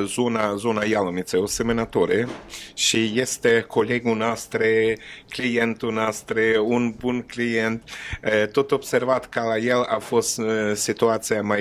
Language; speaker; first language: Romanian; non-native, learner; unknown